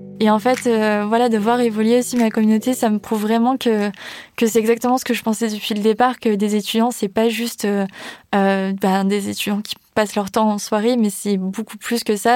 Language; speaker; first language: French; native; French